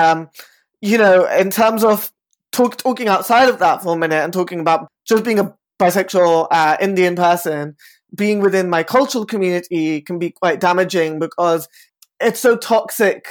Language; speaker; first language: English; native; English